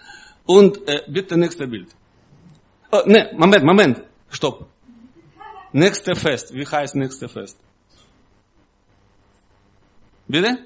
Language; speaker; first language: German; non-native, learner; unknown